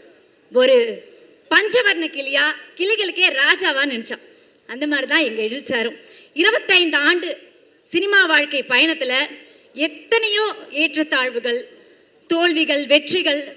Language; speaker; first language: Tamil; native; Tamil